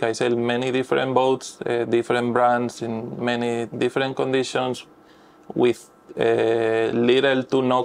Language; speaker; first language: English; non-native, fluent; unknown